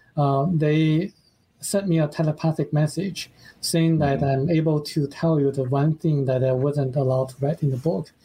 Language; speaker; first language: English; non-native, fluent; Chinese